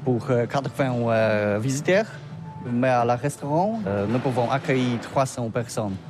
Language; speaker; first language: French; non-native, learner; Polish